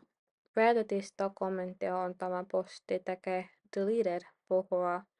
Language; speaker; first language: Finnish; non-native, learner; English